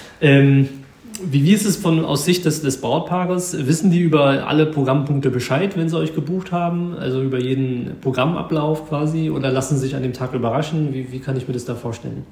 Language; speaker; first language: German; early bilingual, other home language; Vietnamese